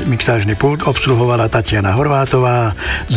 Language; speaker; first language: Slovak; native; Slovak